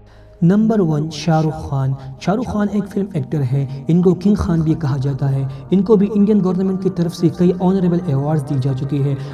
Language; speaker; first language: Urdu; non-native, local second language; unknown